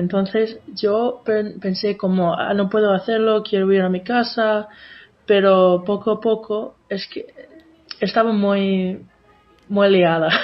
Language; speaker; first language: Spanish; non-native, fluent; English